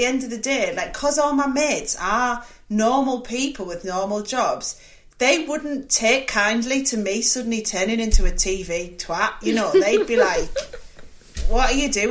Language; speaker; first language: English; native; English